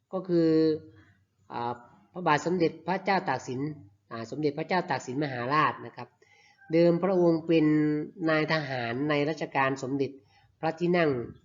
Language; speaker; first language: Thai; native; Thai